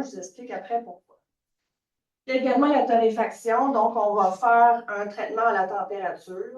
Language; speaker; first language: French; native; French